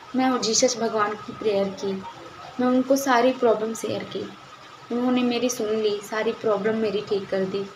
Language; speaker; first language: Hindi; native; Hindi